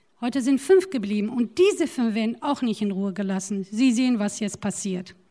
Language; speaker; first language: German; non-native, fluent; Turoyo